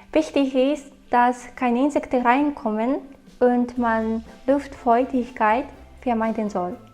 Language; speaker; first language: German; non-native, fluent; Japanese